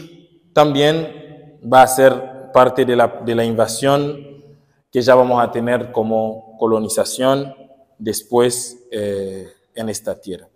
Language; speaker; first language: Spanish; non-native, fluent; Haitian Creole